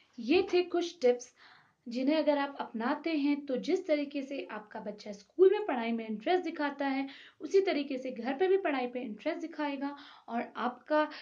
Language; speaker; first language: Hindi; native; Hindi